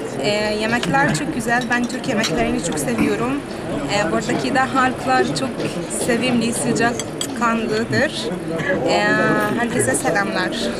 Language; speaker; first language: Turkish; non-native, fluent; Arabic